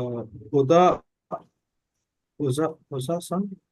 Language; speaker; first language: Japanese; non-native, learner; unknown